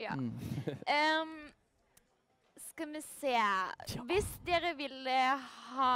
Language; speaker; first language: Norwegian; non-native, learner; Lithuanian